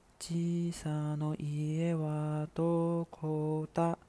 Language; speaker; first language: Japanese; non-native, learner; Chinese